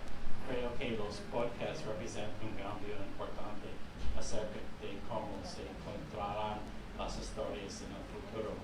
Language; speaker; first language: Spanish; non-native, fluent; English